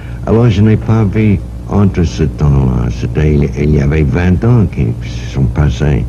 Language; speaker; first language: French; non-native, learner; English